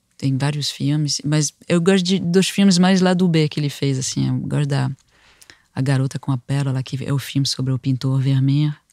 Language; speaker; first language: Portuguese; non-native, fluent; French